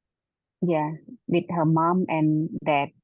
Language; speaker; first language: English; non-native, learner; Khmer